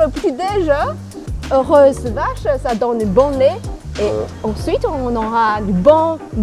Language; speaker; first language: French; non-native, fluent; Chinese